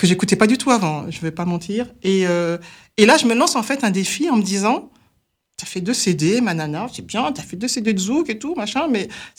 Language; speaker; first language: French; native; French